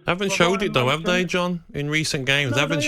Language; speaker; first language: English; native; English